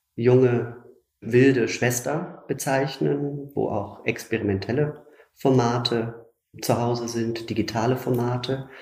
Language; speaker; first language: German; native; German